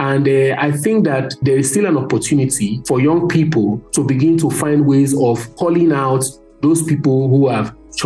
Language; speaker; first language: English; non-native, local second language; Hausa